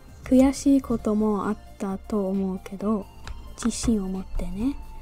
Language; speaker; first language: Japanese; non-native, fluent; English